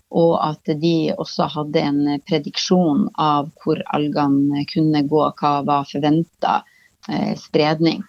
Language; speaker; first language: Norwegian; native; Norwegian